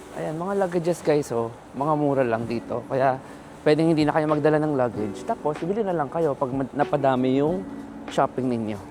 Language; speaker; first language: Filipino; non-native, local second language; Pampanga